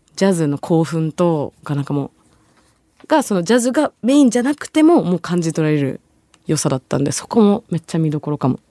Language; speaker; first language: Japanese; early bilingual, other home language; Bangla